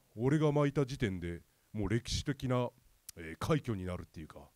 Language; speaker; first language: Japanese; native; Japanese